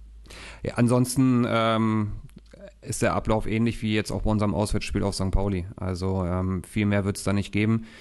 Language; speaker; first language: German; native; German